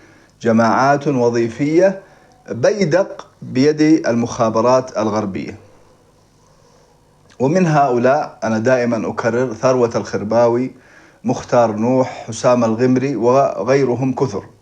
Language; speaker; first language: Arabic; native; Arabic